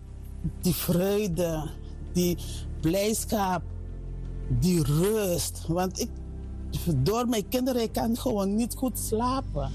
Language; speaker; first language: Dutch; non-native, learner; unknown